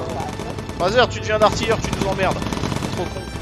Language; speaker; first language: French; native; French